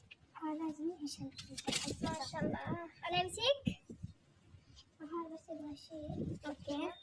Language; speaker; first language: Arabic; non-native, learner; Bangla